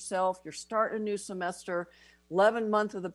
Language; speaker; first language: English; native; English